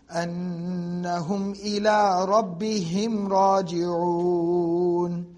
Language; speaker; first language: Arabic; non-native, fluent; English